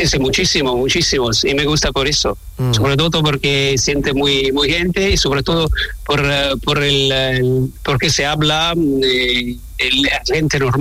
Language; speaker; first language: Spanish; non-native, learner; Italian